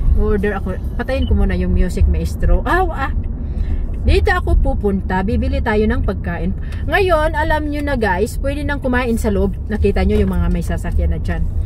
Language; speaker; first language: Filipino; native; Filipino